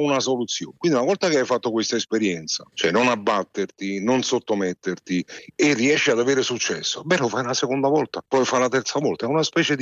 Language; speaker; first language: Italian; non-native, local second language; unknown